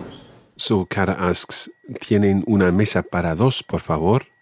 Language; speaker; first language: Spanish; non-native, fluent; English